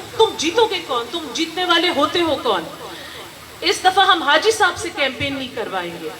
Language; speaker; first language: Urdu; non-native, local second language; Northern Hindko